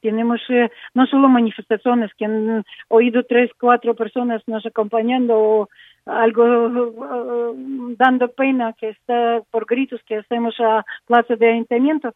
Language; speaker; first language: Spanish; non-native, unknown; Ukrainian